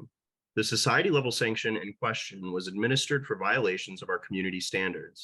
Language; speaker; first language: English; native; English